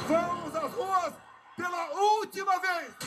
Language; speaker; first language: Portuguese; native; Portuguese